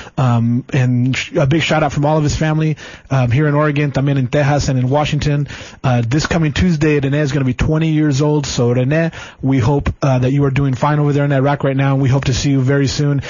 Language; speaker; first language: English; early bilingual, other home language; Spanish